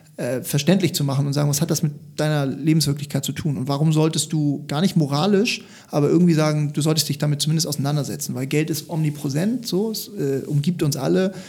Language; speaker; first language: German; native; German